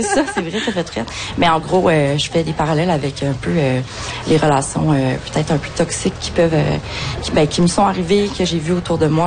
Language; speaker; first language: French; native; French